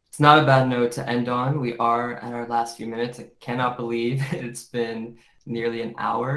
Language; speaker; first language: English; native; English